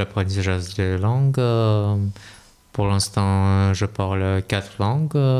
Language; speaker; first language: French; non-native, learner; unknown